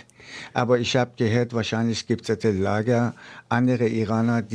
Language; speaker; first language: German; non-native, fluent; Persian